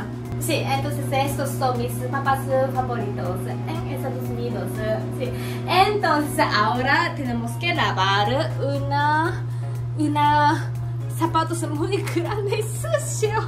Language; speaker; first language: Spanish; non-native, learner; Japanese